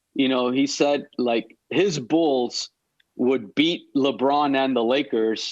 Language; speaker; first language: English; native; English